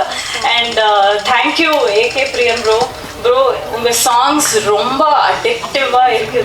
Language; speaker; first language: Tamil; non-native, learner; Kannada